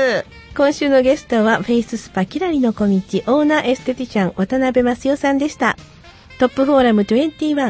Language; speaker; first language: Japanese; native; Japanese